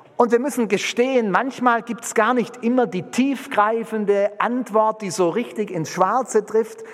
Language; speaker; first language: German; native; German